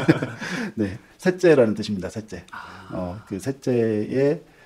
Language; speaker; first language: Korean; native; Korean